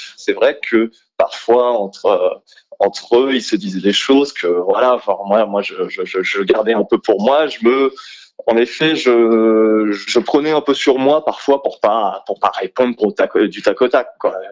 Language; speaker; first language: French; native; French